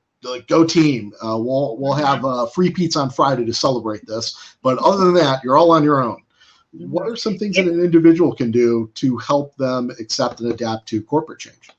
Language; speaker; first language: English; native; English